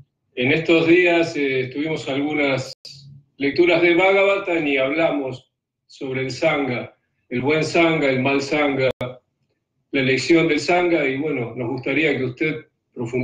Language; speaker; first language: Spanish; native; Spanish